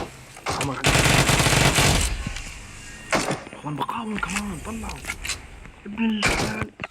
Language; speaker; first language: Arabic; native; Arabic